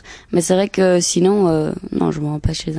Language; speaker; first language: French; native; French